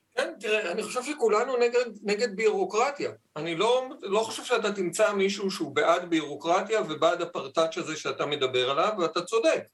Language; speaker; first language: Hebrew; native; Hebrew